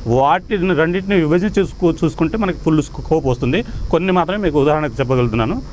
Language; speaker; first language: Telugu; non-native, local second language; Lambadi